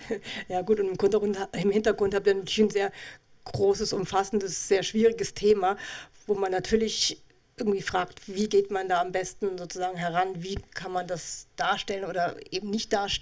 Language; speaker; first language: German; native; German